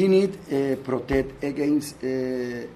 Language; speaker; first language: English; non-native, learner; Spanish